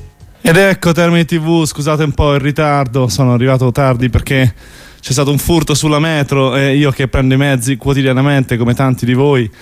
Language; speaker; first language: Italian; native; Italian